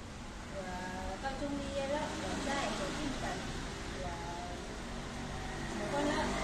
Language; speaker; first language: Chinese; non-native, learner; Vietnamese